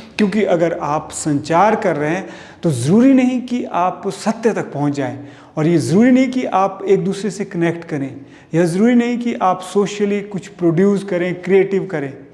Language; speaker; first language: Hindi; native; Hindi